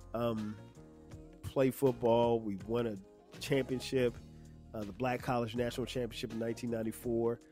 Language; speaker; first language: English; native; English